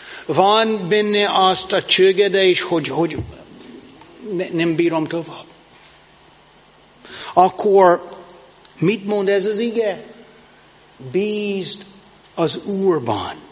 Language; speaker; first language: Hungarian; non-native, learner; English